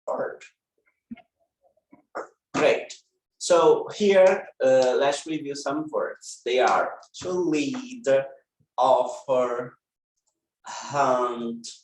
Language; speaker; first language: English; non-native, fluent; Portuguese